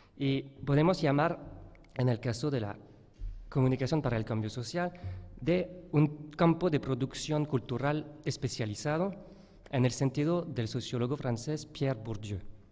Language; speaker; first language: Spanish; non-native, fluent; French